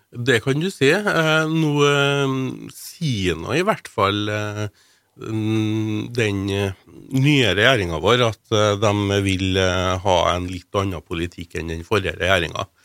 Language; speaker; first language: Norwegian; native; Norwegian